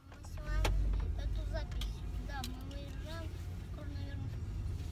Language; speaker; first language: Russian; early bilingual, heritage; Russian